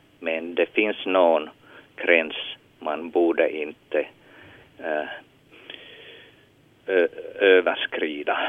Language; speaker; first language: Swedish; non-native, local second language; Finnish